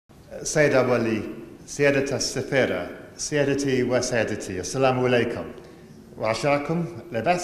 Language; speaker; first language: Arabic; non-native, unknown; English